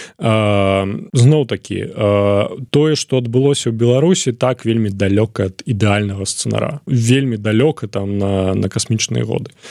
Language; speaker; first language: Belarusian; non-native, local second language; Russian